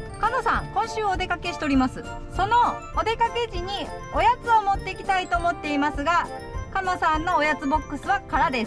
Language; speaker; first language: Japanese; native; Japanese